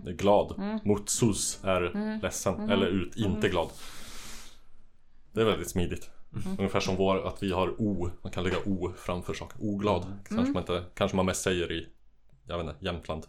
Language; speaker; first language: Swedish; native; Swedish